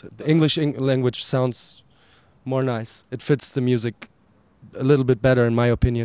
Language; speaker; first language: English; non-native, fluent; German